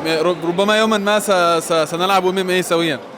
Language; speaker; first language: Arabic; native; Arabic